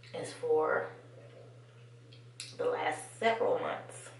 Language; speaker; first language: English; native; English